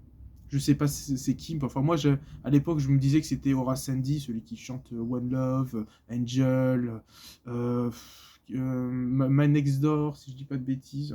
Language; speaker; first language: French; native; French